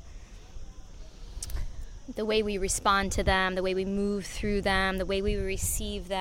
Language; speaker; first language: English; native; English